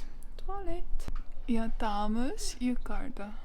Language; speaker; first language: Turkish; non-native, learner; Estonian